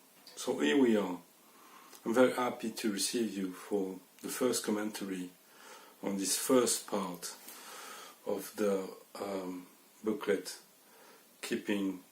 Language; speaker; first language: English; non-native, fluent; French